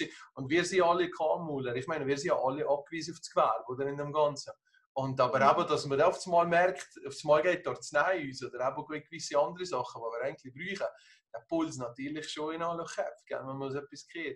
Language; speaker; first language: German; native; German